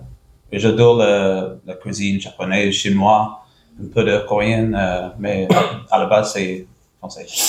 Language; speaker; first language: French; non-native, learner; English